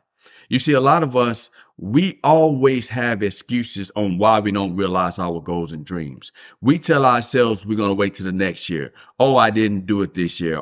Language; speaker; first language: English; native; English